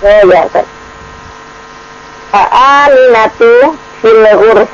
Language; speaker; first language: Arabic; non-native, learner; Indonesian